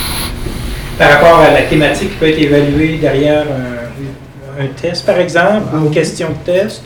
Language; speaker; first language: French; native; French